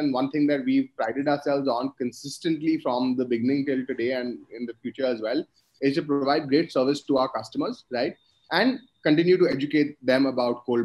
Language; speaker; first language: English; non-native, local second language; Hindi